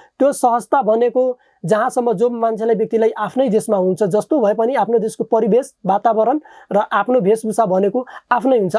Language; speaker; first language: Nepali; non-native, local second language; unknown